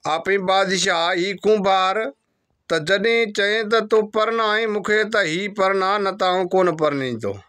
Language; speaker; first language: Sindhi; non-native, local second language; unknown